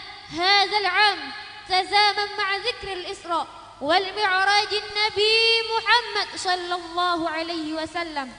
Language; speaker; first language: Arabic; non-native, learner; Indonesian